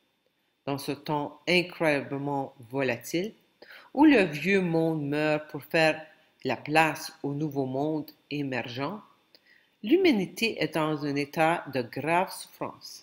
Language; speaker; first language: French; non-native, local second language; Ukrainian